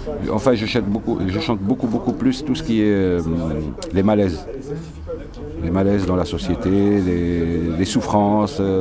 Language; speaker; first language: French; non-native, local second language; Arabic